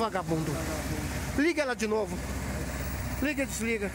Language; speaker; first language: Portuguese; native; Portuguese